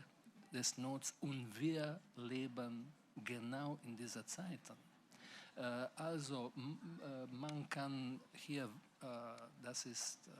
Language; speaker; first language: German; non-native, fluent; Slovenian